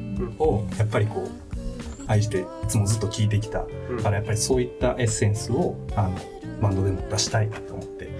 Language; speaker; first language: Japanese; native; Japanese